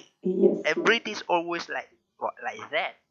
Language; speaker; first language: English; non-native, learner; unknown